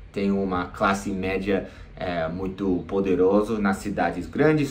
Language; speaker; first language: Portuguese; non-native, fluent; English